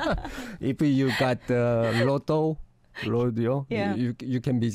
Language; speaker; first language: English; non-native, learner; Korean